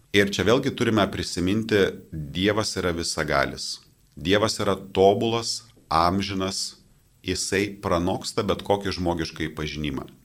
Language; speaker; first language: Lithuanian; non-native, local second language; Polish